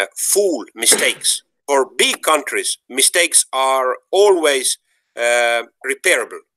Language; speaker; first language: English; non-native, fluent; Estonian